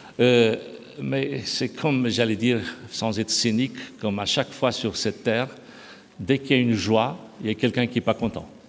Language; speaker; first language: French; non-native, fluent; Romanian